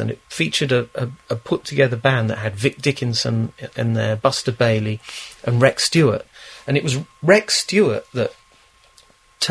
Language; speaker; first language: English; native; English